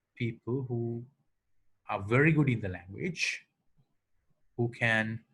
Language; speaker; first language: English; non-native, local second language; Sinhala